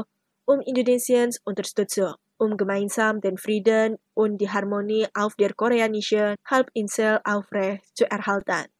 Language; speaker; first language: German; non-native, fluent; Indonesian